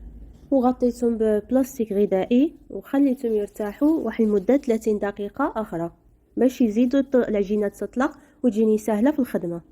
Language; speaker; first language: Arabic; native; Arabic